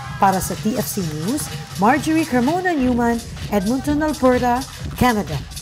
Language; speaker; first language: Filipino; native; Filipino